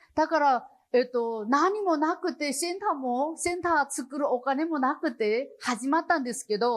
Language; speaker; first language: Japanese; non-native, learner; Chinese